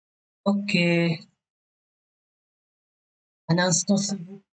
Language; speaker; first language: French; non-native, fluent; Thai